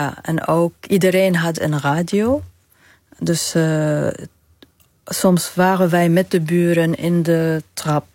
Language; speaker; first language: Dutch; non-native, fluent; Arabic